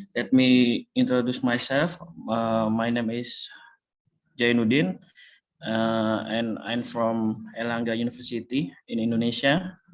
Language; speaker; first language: English; non-native, fluent; Indonesian